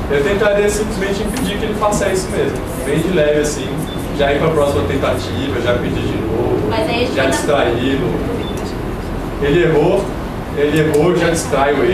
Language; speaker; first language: Portuguese; native; Portuguese